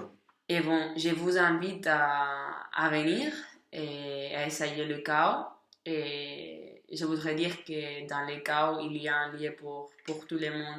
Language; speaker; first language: French; non-native, learner; Catalan